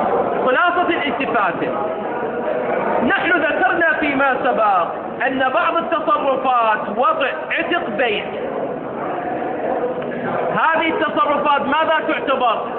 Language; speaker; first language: Arabic; native; Arabic